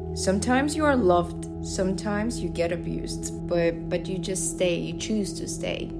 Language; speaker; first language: English; non-native, fluent; Russian